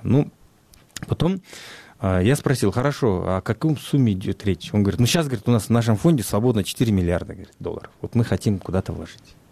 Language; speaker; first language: Russian; non-native, local second language; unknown